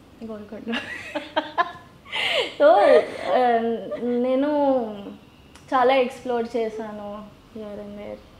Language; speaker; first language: Telugu; non-native, local second language; Gujarati